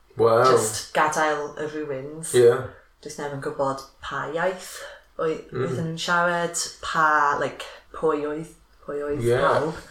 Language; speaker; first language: Welsh; non-native, local second language; English